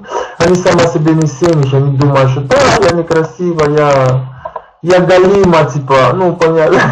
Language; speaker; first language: Russian; non-native, learner; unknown